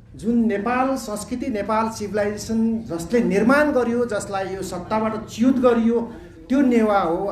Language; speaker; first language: Nepali; non-native, local second language; Newari